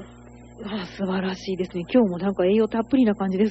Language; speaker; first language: Japanese; native; Japanese